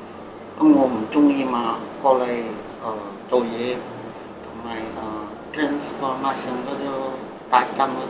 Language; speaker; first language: Cantonese; non-native, fluent; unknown